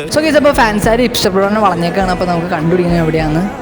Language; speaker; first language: Malayalam; native; Malayalam